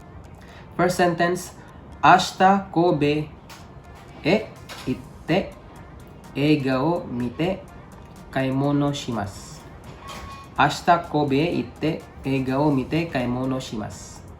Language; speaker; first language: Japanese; non-native, fluent; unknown